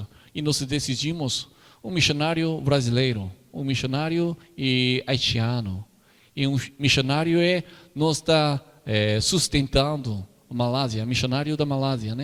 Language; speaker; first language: Portuguese; non-native, learner; Korean